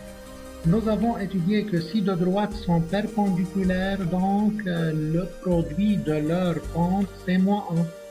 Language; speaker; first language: French; non-native, local second language; Arabic